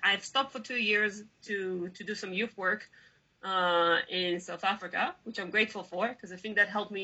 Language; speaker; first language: English; non-native, fluent; Hebrew